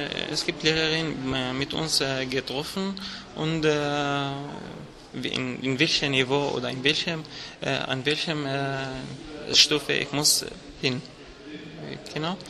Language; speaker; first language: German; non-native, learner; Arabic